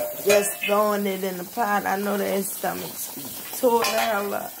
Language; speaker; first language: English; native; English